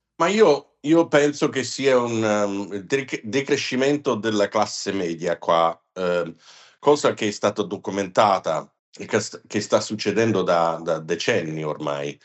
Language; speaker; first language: Italian; non-native, fluent; English